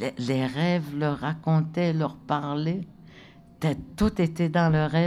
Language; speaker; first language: French; non-native, local second language; Innu-aimun